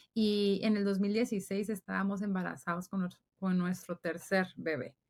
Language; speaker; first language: Spanish; native; Spanish